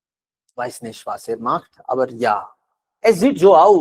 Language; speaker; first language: German; non-native, fluent; Hindi